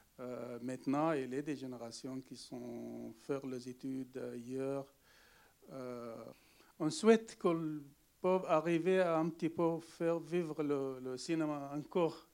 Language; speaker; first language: French; non-native, learner; Arabic